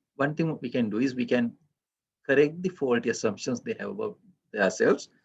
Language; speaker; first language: English; non-native, local second language; Sinhala